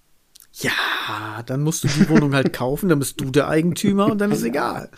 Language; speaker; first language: German; native; German